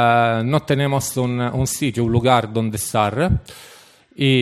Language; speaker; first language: Spanish; non-native, fluent; Italian